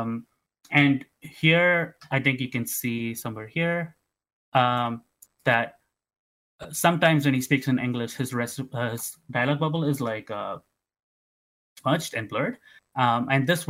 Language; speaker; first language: English; non-native, local second language; Tamil